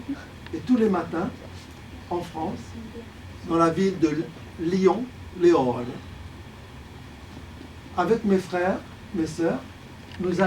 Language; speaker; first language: French; early bilingual, other home language; Arabic